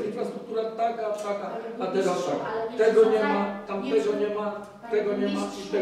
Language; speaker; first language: Polish; native; Polish